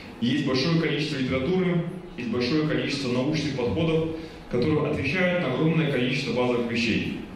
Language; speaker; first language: Russian; native; Russian